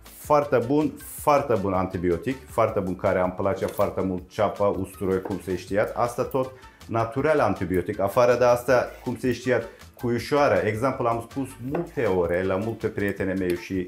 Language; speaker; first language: Romanian; non-native, learner; Turkish